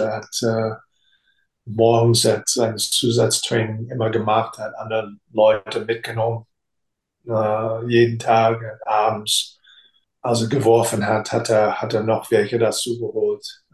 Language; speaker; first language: German; non-native, fluent; English